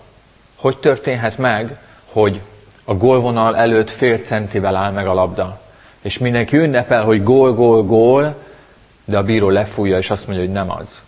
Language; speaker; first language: Hungarian; native; Hungarian